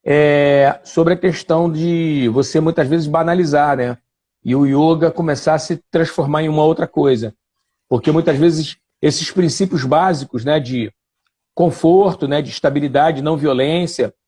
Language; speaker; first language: Portuguese; native; Portuguese